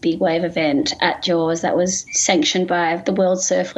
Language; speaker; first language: English; native; English